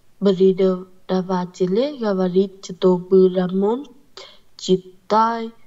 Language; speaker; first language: Russian; non-native, learner; Vietnamese